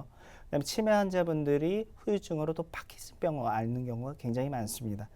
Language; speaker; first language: Korean; native; Korean